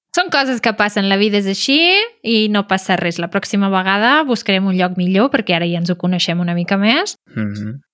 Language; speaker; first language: Catalan; native; Catalan